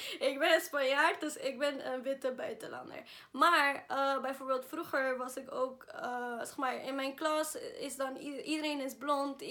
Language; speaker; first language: Dutch; early bilingual, other home language; Spanish